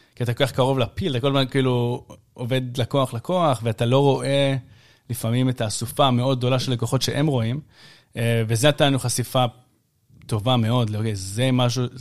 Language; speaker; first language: Hebrew; native; Hebrew